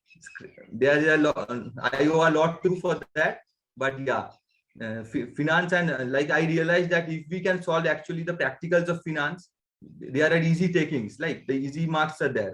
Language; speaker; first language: English; non-native, local second language; Bangla